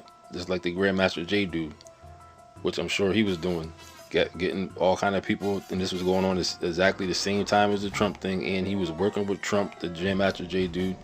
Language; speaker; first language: English; native; English